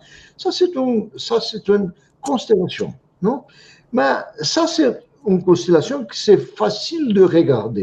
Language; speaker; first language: French; non-native, fluent; Portuguese